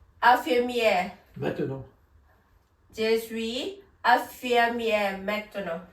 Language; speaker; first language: French; non-native, learner; Thai